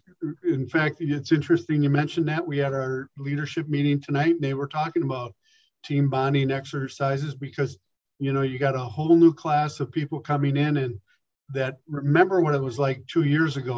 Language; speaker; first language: English; native; English